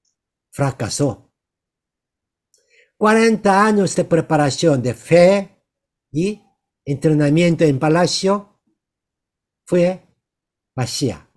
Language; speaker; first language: Spanish; non-native, learner; Korean